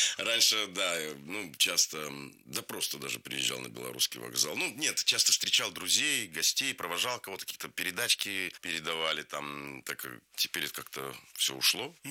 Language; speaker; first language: Russian; native; Russian